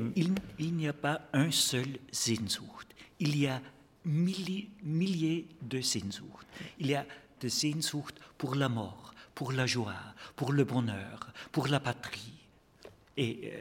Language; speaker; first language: French; non-native, fluent; German